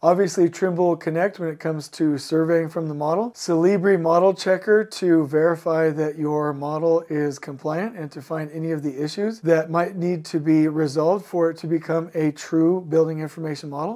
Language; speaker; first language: English; native; English